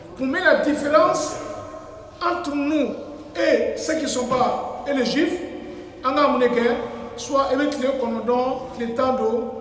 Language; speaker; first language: French; non-native, local second language; Bambara